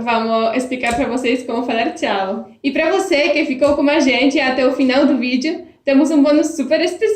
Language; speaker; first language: Portuguese; non-native, fluent; Polish